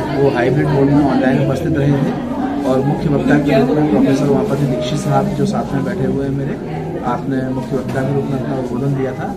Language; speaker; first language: Hindi; native; Hindi